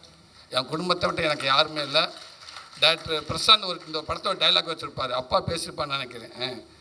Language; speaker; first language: Tamil; native; Tamil